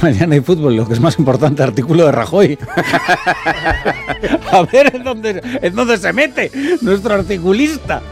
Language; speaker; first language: Spanish; native; Spanish